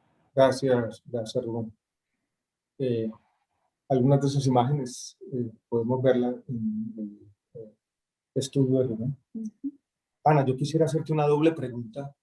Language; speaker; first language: Spanish; native; Spanish